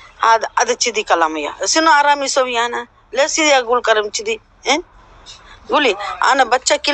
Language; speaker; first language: Arabic; non-native, learner; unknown